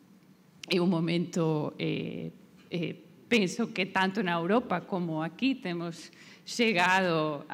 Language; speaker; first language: Portuguese; non-native, learner; Spanish